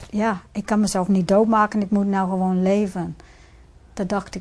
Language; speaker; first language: Dutch; non-native, fluent; English